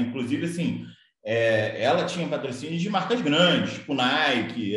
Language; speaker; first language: Portuguese; native; Portuguese